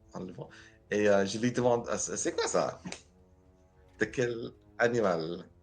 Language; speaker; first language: French; non-native, learner; English